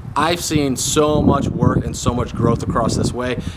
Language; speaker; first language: English; native; English